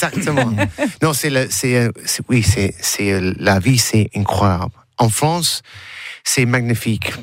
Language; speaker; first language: French; non-native, learner; English